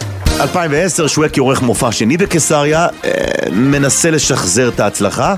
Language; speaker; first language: Hebrew; native; Hebrew